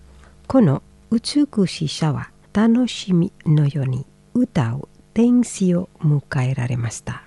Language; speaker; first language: Japanese; non-native, fluent; Indonesian